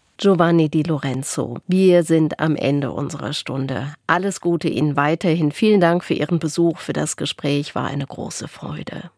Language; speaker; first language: German; native; German